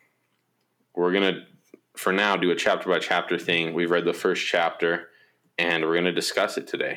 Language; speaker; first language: English; native; English